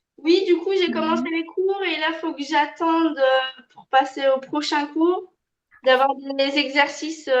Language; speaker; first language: French; native; French